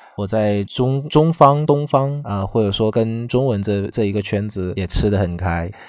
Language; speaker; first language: Chinese; non-native, fluent; Vietnamese